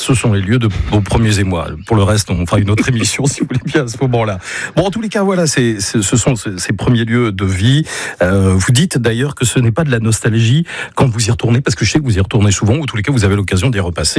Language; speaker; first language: French; native; French